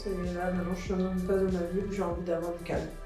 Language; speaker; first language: French; early bilingual, other home language; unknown